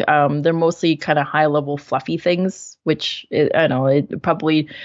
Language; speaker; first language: English; native; English